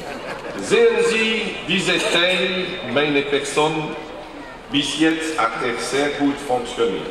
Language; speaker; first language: German; non-native, learner; French